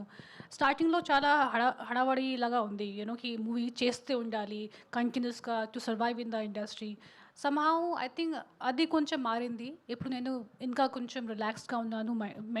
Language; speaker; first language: Telugu; non-native, fluent; Hindi